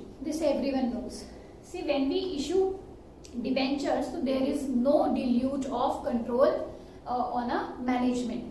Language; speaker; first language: English; non-native, local second language; Hindi